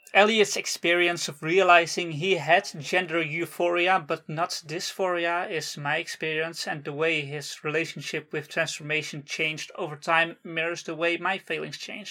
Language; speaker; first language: English; non-native, fluent; Dutch